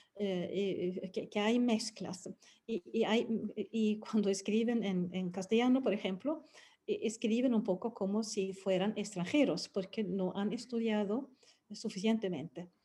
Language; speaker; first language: Spanish; non-native, fluent; Swedish